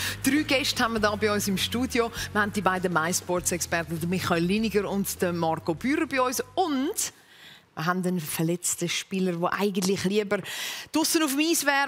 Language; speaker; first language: German; native; German